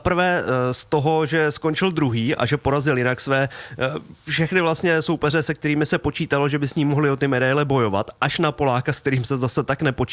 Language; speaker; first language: Czech; native; Czech